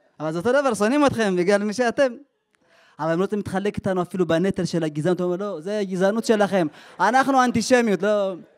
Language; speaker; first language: Hebrew; early bilingual, other home language; Amharic